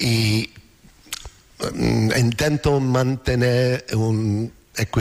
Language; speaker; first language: Spanish; non-native, learner; English